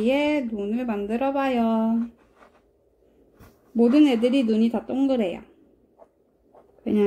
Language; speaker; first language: Korean; native; Korean